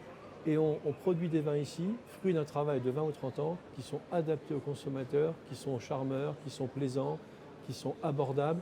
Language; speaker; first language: French; native; French